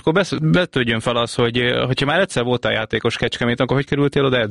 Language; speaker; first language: Hungarian; native; Hungarian